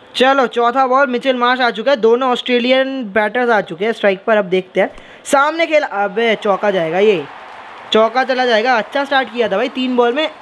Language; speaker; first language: Hindi; non-native, local second language; Bangla